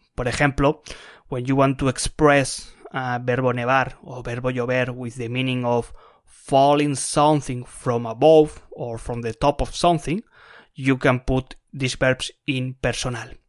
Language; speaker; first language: English; non-native, fluent; Spanish